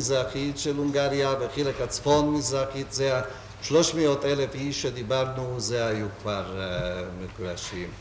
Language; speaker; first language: Hebrew; non-native, fluent; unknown